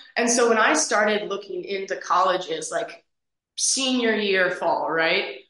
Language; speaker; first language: English; native; English